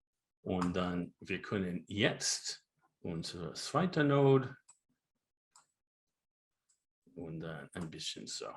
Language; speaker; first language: German; non-native, learner; English